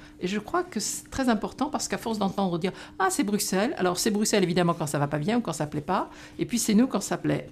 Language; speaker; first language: French; native; French